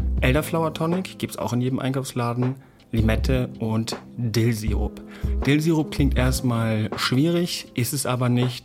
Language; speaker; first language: German; native; German